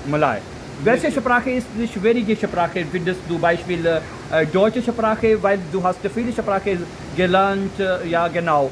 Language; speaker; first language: German; non-native, learner; Urdu